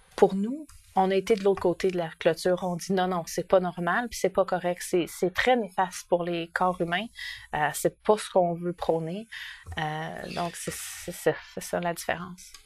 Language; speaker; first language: French; native; French